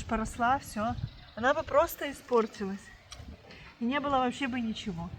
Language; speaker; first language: Russian; native; Russian